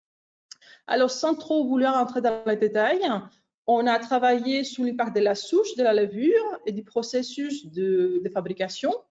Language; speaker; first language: French; non-native, fluent; Greek